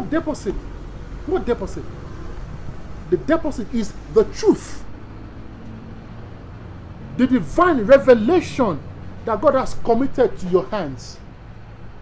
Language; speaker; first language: English; non-native, local second language; Yoruba